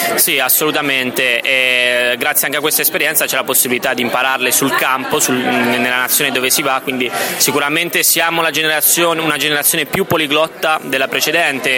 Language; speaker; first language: Italian; native; Italian